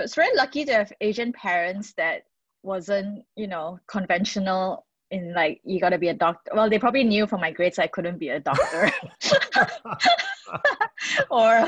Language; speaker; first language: English; non-native, local second language; Cantonese